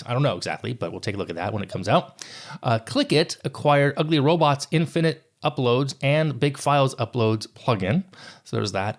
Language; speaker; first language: English; native; English